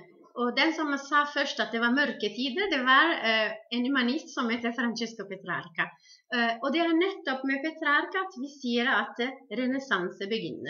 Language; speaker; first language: Norwegian; non-native, fluent; Italian